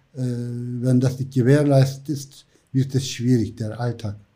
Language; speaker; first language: German; non-native, fluent; Turkish